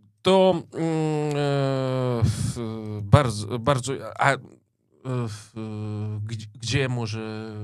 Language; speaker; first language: Polish; non-native, fluent; Russian